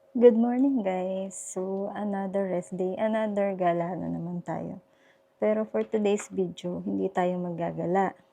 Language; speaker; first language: Filipino; native; Filipino